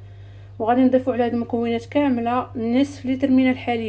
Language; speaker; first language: Arabic; native; Arabic